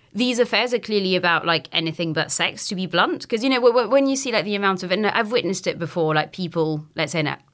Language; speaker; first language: English; non-native, fluent; French